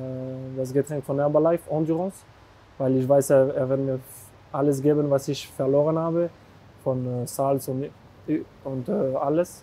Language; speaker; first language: German; non-native, local second language; French